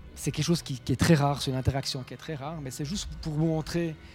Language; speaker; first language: French; native; French